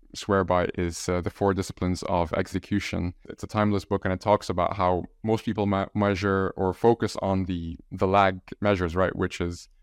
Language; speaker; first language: English; non-native, fluent; Arabic